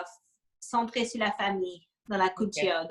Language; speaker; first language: French; non-native, fluent; English